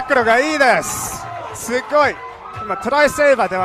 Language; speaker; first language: Japanese; non-native, learner; English